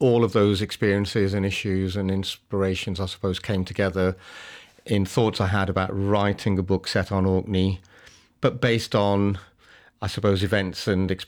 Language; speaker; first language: English; native; English